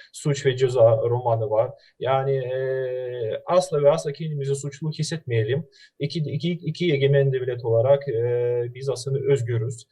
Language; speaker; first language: Turkish; non-native, fluent; Russian